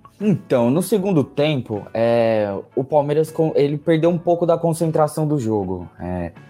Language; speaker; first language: Portuguese; native; Portuguese